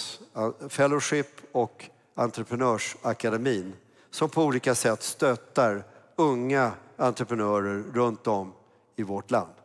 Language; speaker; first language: Swedish; native; Swedish